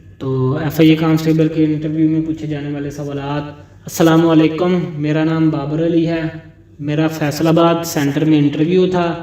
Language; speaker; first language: Urdu; non-native, local second language; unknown